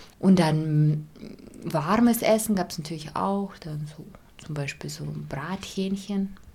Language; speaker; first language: German; non-native, fluent; Russian